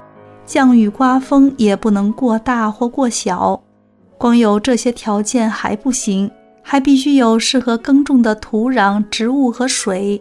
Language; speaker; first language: Chinese; native; Chinese